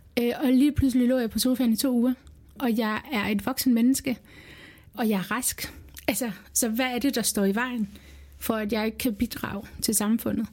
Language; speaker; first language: Danish; early bilingual, other home language; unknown